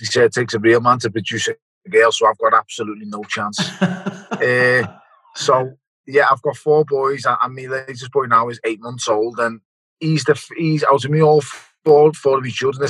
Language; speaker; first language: English; native; English